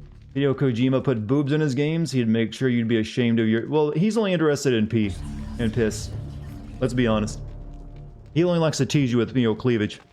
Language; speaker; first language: English; native; English